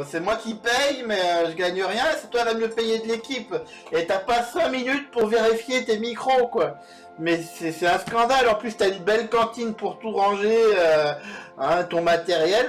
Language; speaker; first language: French; native; French